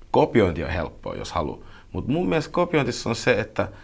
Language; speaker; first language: Finnish; early bilingual, other home language; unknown